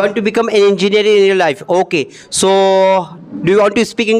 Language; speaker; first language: English; non-native, fluent; Hindi